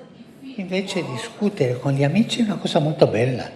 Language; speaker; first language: Italian; non-native, fluent; Spanish